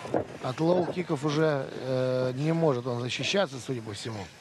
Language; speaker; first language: Russian; native; Russian